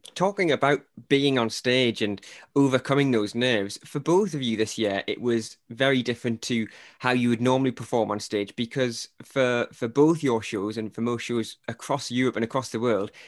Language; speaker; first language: English; native; English